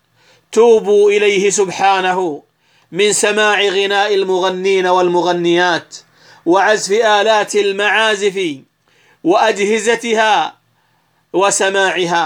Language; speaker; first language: Arabic; native; Arabic